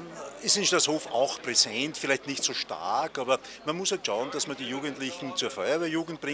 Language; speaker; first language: German; native; German